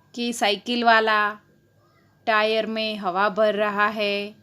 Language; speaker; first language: Hindi; non-native, local second language; Gujarati